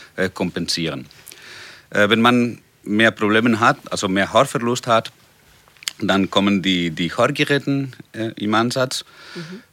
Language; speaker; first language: German; non-native, fluent; Spanish